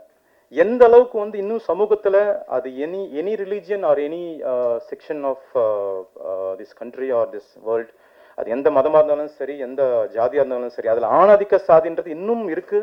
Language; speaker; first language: Tamil; native; Tamil